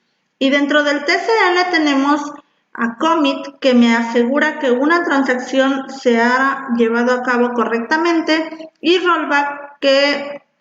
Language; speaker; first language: Spanish; native; Spanish